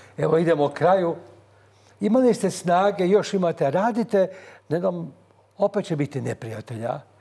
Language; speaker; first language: Croatian; native; Croatian